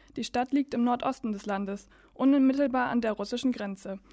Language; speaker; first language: German; native; German